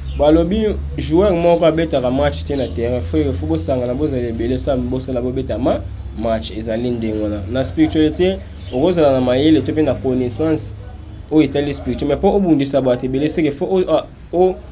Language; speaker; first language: Lingala; non-native, local second language; Kongo